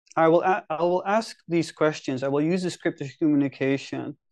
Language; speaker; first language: English; non-native, fluent; Dutch